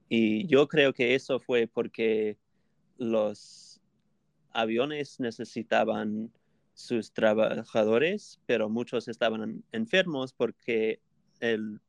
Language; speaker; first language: Spanish; non-native, fluent; English